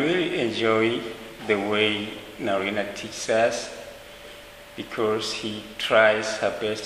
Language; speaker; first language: English; non-native, local second language; Swahili